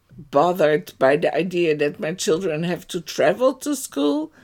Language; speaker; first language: English; non-native, fluent; Dutch